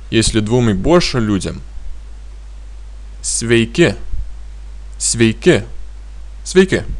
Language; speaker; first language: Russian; non-native, fluent; Lithuanian